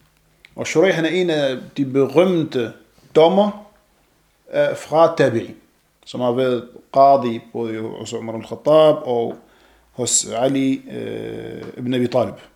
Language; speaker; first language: Danish; non-native, fluent; Arabic